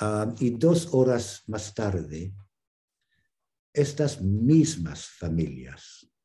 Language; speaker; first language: Spanish; non-native, fluent; English